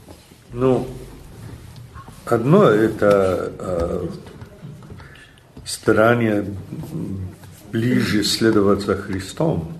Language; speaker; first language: Russian; non-native, fluent; English